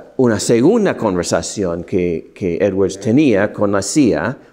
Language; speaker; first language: Spanish; non-native, fluent; English